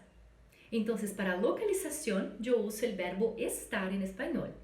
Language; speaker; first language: Spanish; non-native, fluent; Portuguese